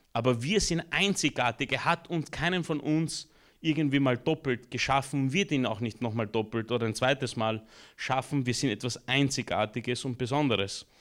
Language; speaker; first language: German; early bilingual, other home language; Romanian